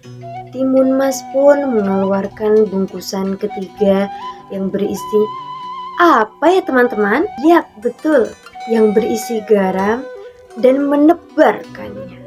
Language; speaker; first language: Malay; non-native, local second language; Javanese